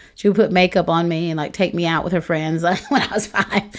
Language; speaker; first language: English; native; English